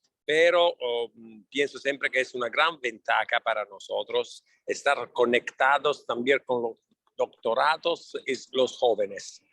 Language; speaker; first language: Spanish; non-native, learner; Italian